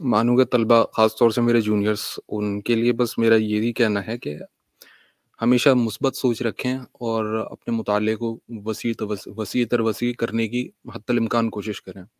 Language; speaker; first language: Urdu; native; Urdu